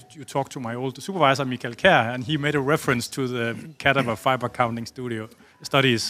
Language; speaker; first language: English; non-native, fluent; Danish